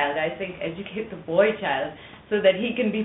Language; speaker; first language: English; non-native, local second language; French